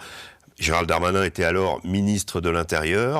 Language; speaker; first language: French; native; French